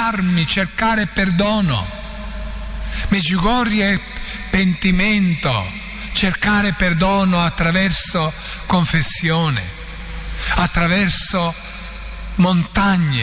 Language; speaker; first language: Italian; non-native, fluent; Croatian